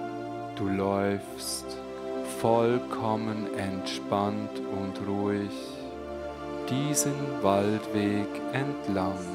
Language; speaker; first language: German; native; German